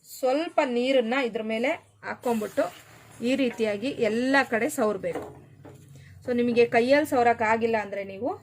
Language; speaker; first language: Kannada; native; Kannada